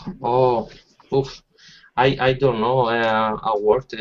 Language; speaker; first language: English; non-native, learner; Spanish